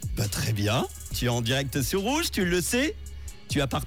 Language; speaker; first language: French; native; French